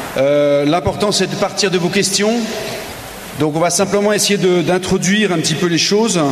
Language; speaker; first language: French; native; French